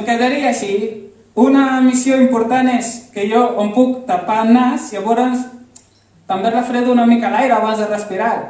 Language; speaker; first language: Catalan; early bilingual, other home language; Arabic